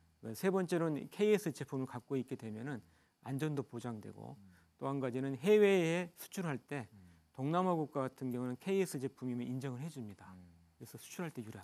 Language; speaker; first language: Korean; native; Korean